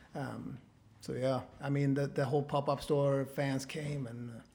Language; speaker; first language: English; non-native, fluent; Swedish